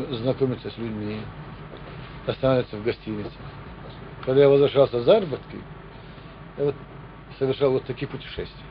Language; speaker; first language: Russian; non-native, local second language; Chechen